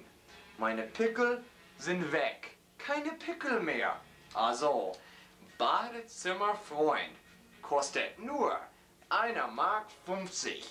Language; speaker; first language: German; non-native, learner; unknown